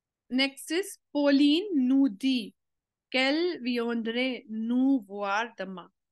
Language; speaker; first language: French; non-native, fluent; Hindi